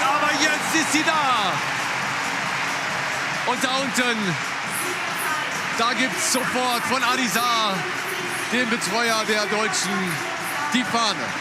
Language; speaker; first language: German; native; German